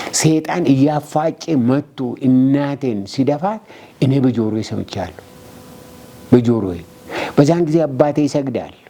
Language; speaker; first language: Amharic; non-native, local second language; Oromo